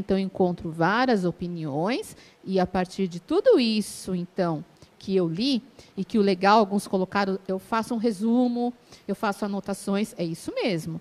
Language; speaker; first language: Portuguese; native; Portuguese